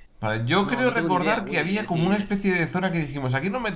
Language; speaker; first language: Spanish; native; Spanish